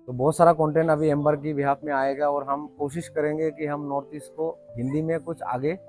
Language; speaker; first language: Hindi; non-native, local second language; Bangla